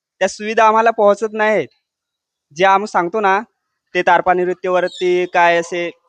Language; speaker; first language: Marathi; non-native, local second language; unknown